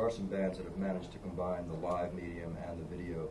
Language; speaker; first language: English; native; English